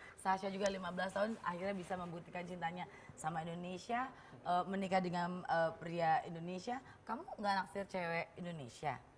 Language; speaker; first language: Indonesian; native; Indonesian